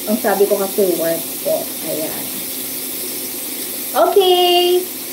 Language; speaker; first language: Filipino; native; Filipino